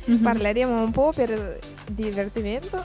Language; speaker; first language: Italian; non-native, learner; Romanian